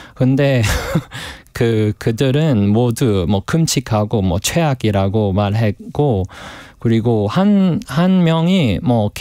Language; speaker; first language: Korean; non-native, fluent; English